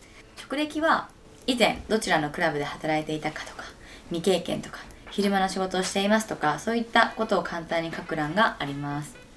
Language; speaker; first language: Japanese; native; Japanese